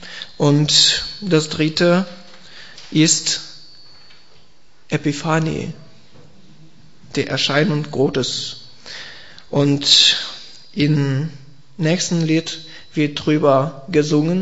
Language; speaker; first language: German; non-native, learner; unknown